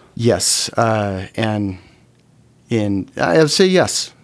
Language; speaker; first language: English; native; English